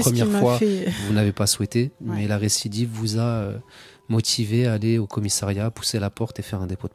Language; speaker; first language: French; native; French